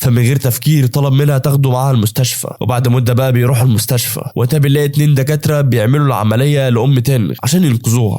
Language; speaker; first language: Arabic; native; Arabic